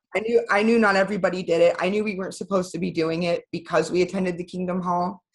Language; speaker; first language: English; native; English